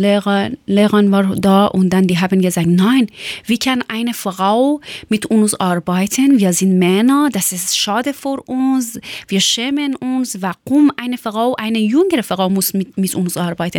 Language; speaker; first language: German; non-native, learner; Persian